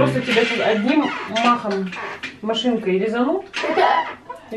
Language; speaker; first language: Russian; native; Russian